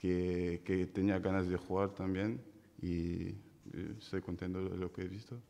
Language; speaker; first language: Spanish; non-native, fluent; French